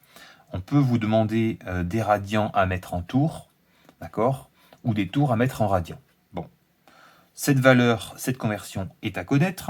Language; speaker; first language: French; native; French